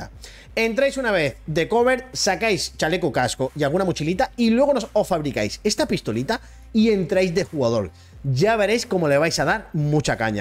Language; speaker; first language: Spanish; native; Spanish